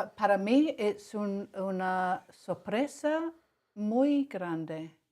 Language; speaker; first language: Spanish; non-native, learner; English